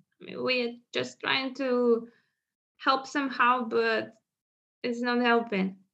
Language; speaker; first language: English; non-native, fluent; Russian